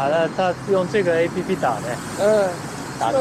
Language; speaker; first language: Chinese; non-native, fluent; Japanese